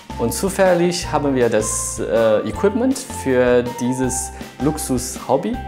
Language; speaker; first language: German; non-native, fluent; Chinese